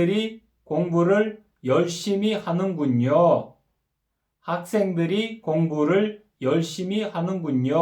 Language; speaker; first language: Korean; non-native, fluent; Kyrgyz